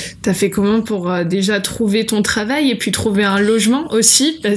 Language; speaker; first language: French; native; French